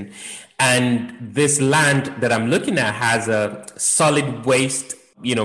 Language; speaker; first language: English; native; English